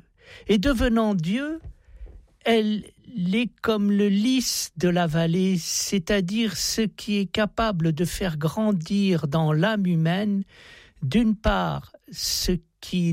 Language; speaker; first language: French; native; French